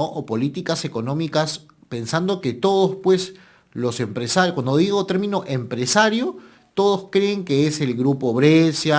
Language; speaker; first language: Spanish; native; Spanish